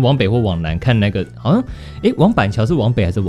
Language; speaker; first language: Chinese; native; Chinese